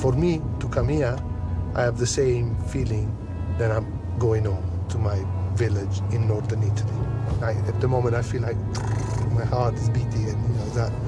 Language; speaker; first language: English; non-native, fluent; Italian